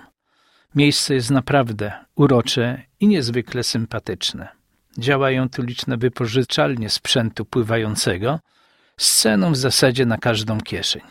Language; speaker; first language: Polish; native; Polish